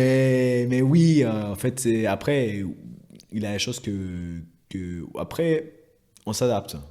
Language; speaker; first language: French; non-native, fluent; Spanish